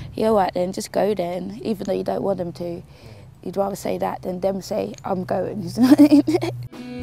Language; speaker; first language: English; native; English